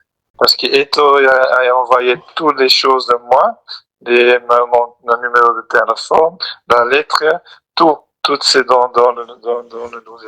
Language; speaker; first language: French; non-native, local second language; Dutch